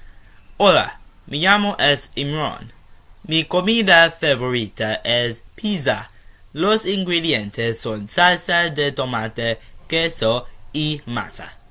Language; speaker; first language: Spanish; non-native, learner; English